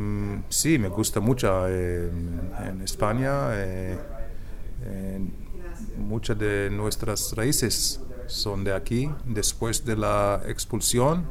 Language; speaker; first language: Spanish; non-native, learner; Hebrew